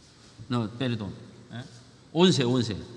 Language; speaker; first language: Spanish; non-native, learner; Korean